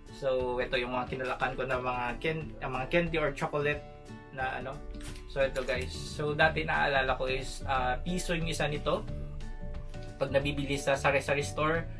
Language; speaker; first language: Filipino; non-native, local second language; Hiligaynon